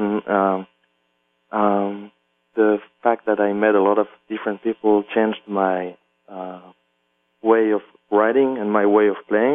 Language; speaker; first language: English; non-native, fluent; French